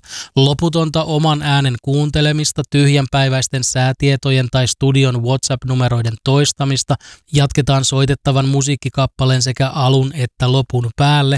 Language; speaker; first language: Finnish; native; Finnish